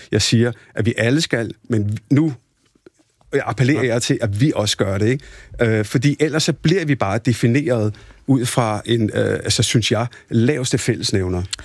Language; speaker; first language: Danish; early bilingual, other home language; Punjabi